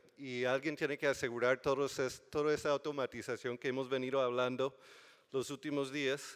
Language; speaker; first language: Spanish; non-native, fluent; English